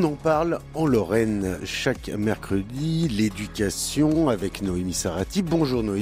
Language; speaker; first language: French; native; French